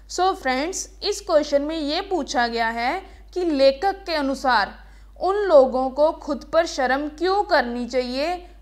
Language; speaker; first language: Hindi; native; Hindi